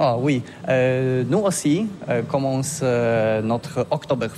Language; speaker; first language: French; non-native, learner; Polish